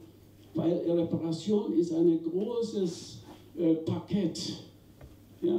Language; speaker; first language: German; non-native, fluent; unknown